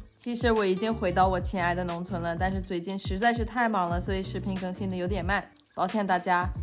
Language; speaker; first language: Chinese; non-native, fluent; English